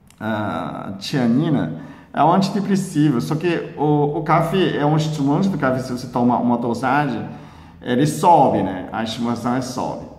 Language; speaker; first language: Portuguese; non-native, fluent; Chinese